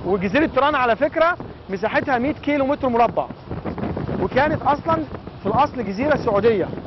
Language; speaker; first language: Arabic; native; Arabic